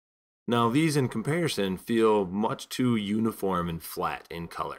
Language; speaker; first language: English; native; English